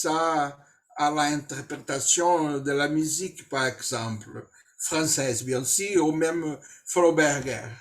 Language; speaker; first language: French; non-native, fluent; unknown